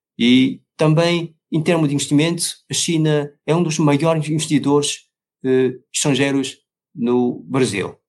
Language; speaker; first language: Portuguese; non-native, fluent; Chinese